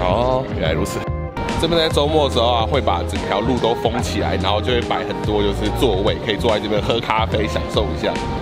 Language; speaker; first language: Chinese; native; Chinese